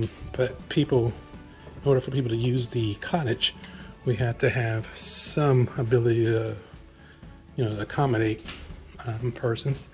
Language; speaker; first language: English; native; English